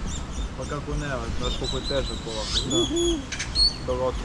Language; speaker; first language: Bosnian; early bilingual, heritage; Serbian